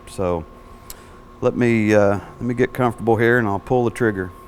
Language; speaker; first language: English; native; English